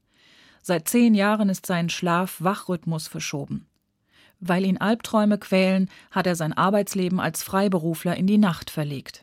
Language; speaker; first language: German; native; German